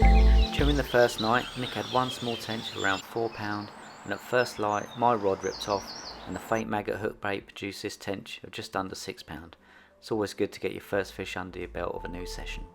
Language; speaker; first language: English; native; English